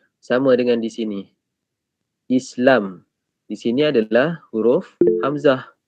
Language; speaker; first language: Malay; native; Malay